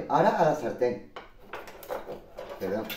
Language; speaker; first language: Spanish; native; Spanish